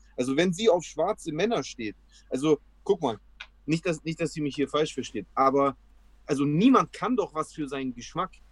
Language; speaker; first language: German; early bilingual, other home language; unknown